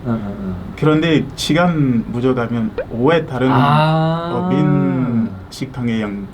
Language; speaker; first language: Korean; non-native, learner; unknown